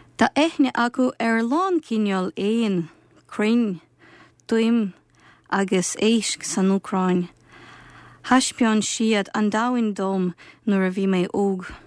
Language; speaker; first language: Irish; non-native, fluent; Ukrainian